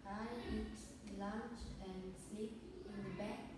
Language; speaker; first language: English; non-native, learner; Vietnamese